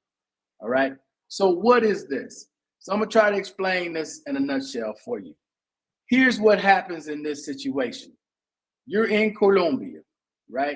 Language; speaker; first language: English; native; English